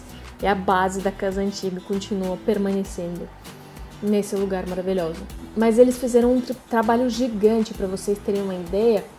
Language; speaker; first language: Portuguese; non-native, fluent; Russian